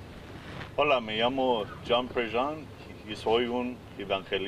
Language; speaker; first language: Spanish; early bilingual, heritage; English